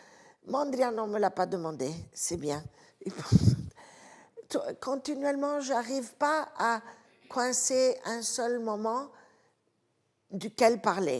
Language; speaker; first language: French; non-native, fluent; Italian